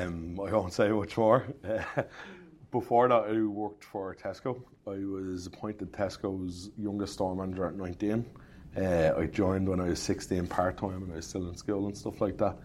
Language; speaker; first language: English; native; English